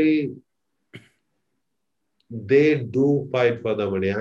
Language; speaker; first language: English; non-native, local second language; Malayalam